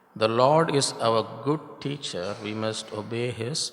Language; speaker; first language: English; non-native, local second language; Tamil